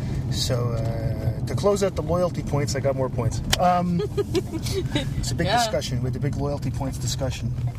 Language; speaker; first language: English; native; English